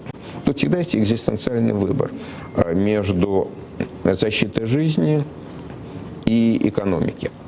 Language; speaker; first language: Russian; native; Russian